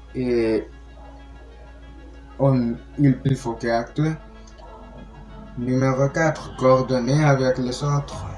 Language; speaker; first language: French; non-native, learner; Spanish